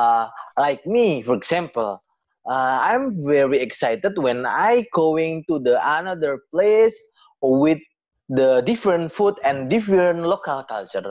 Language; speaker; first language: English; non-native, learner; Indonesian